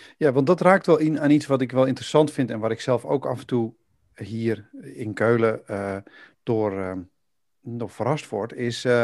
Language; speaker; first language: Dutch; native; Dutch